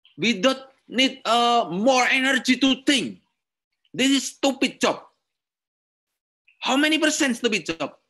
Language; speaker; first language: English; non-native, learner; Indonesian